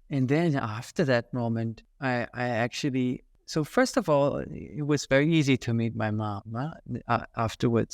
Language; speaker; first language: English; non-native, fluent; German